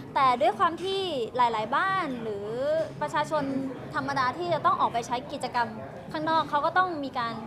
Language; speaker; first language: Thai; native; Thai